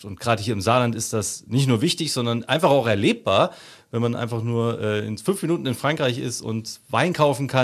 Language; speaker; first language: German; native; German